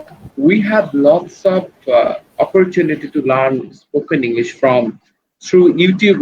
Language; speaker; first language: English; non-native, learner; Bangla